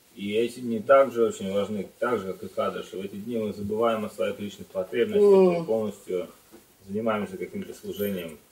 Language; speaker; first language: Russian; native; Russian